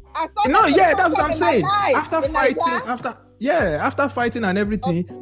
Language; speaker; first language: English; non-native, local second language; Yoruba